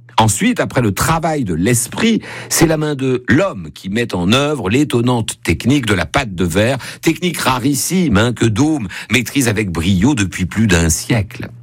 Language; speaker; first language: French; native; French